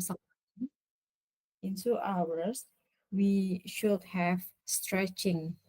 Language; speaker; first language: English; non-native, learner; Indonesian